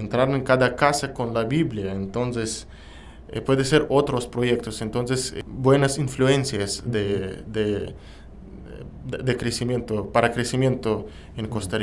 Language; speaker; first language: Spanish; non-native, learner; Russian